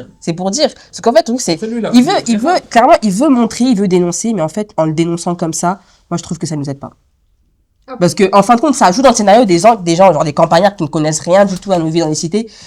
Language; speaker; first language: French; early bilingual, other home language; Lingala